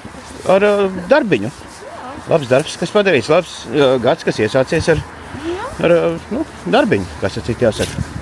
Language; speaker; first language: Latvian; native; Latvian